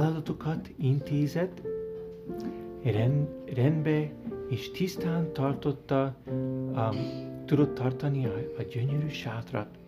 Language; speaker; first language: Hungarian; early bilingual, heritage; Hungarian